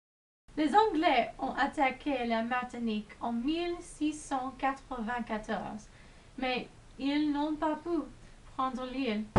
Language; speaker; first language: French; non-native, learner; English